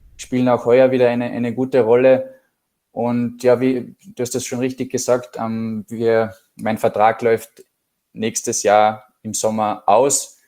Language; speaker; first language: German; native; German